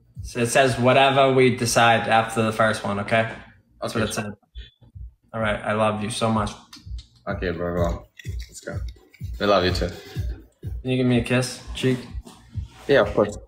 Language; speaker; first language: English; native; English